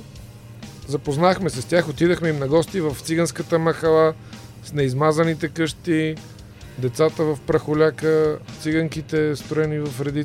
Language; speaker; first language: Bulgarian; native; Bulgarian